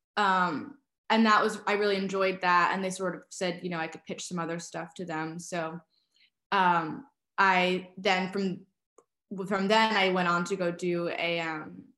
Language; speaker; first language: English; native; English